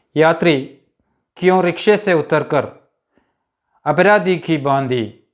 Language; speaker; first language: Hindi; non-native, local second language; Malayalam